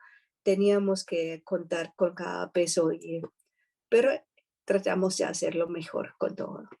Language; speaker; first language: Spanish; non-native, fluent; German